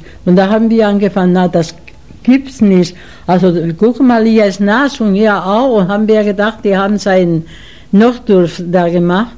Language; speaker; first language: German; non-native, learner; Spanish